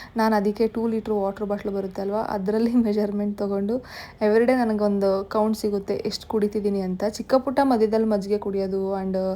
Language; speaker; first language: Kannada; native; Kannada